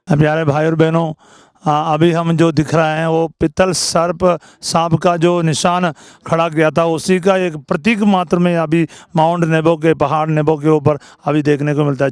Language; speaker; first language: Hindi; native; Hindi